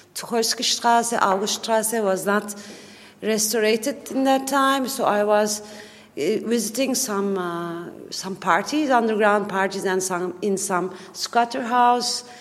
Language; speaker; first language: English; non-native, fluent; Turkish